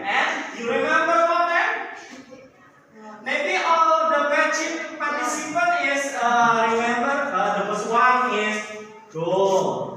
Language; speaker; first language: English; non-native, learner; Indonesian